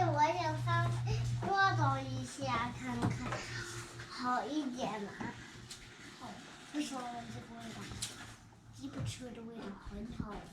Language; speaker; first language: Chinese; early bilingual, heritage; Chinese